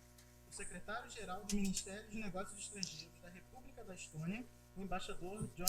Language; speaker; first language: Portuguese; native; Portuguese